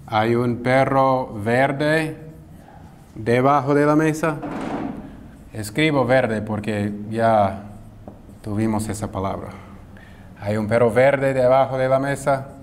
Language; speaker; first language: Spanish; non-native, fluent; English